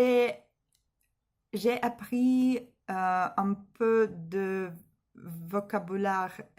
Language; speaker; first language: French; non-native, learner; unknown